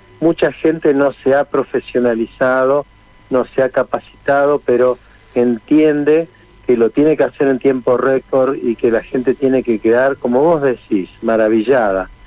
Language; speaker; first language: Spanish; native; Spanish